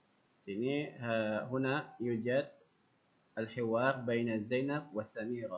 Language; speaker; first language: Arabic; non-native, fluent; Indonesian